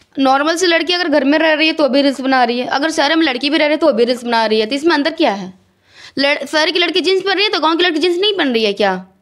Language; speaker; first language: Hindi; native; Hindi